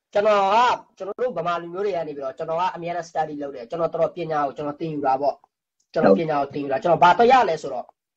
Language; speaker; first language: Burmese; non-native, local second language; Rohingya